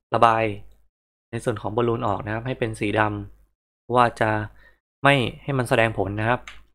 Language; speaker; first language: Thai; native; Thai